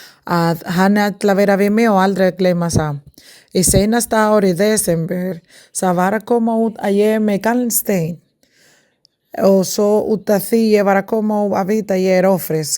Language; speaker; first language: Icelandic; non-native, learner; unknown